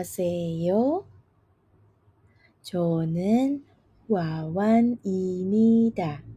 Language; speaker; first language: Korean; non-native, fluent; Indonesian